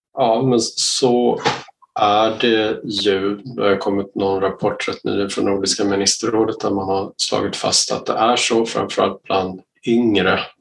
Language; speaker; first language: Swedish; native; Swedish